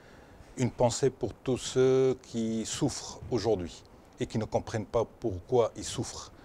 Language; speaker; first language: French; non-native, local second language; Arabic